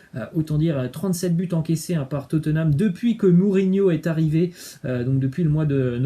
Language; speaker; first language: French; native; French